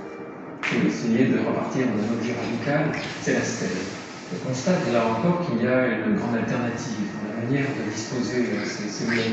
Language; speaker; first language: French; native; French